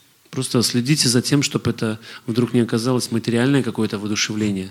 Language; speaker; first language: Russian; native; Russian